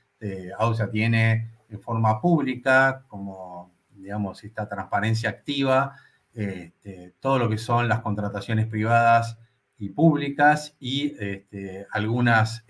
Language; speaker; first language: Spanish; native; Spanish